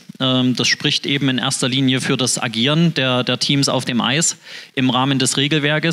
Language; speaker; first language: German; native; German